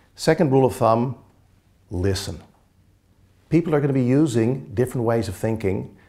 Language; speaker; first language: English; native; English